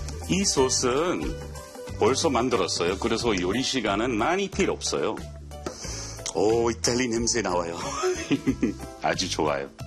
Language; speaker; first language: Korean; non-native, learner; English